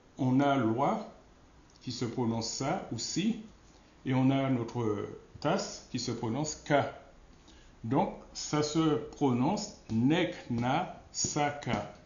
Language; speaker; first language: French; non-native, local second language; Wolof